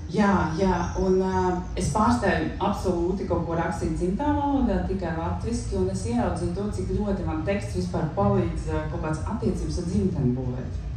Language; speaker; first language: Latvian; non-native, local second language; Russian